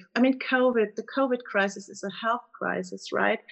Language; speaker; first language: English; non-native, fluent; German